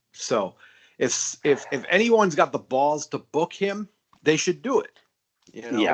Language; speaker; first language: English; native; English